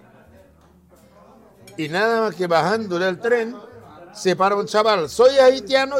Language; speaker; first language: Spanish; non-native, fluent; Haitian Creole